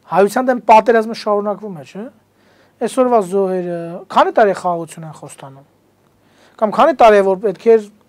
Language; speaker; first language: Armenian; native; Armenian